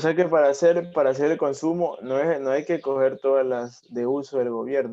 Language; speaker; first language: Spanish; native; Spanish